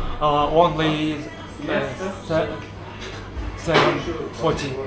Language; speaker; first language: English; non-native, learner; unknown